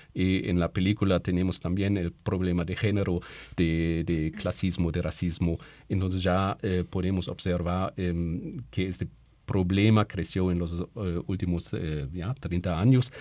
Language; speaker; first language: Spanish; non-native, fluent; German